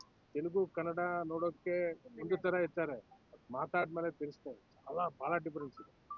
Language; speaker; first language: Kannada; non-native, learner; Telugu